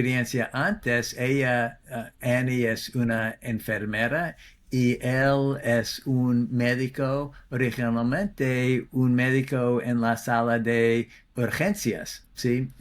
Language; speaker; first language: Spanish; non-native, fluent; English